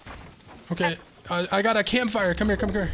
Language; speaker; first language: English; native; English